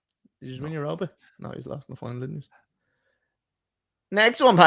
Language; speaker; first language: English; native; English